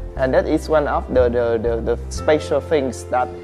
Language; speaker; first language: English; non-native, fluent; Vietnamese